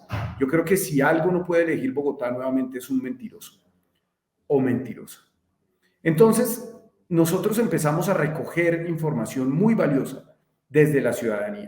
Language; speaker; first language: Spanish; native; Spanish